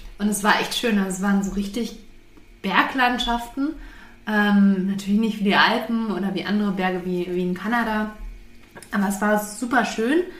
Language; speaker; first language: German; native; German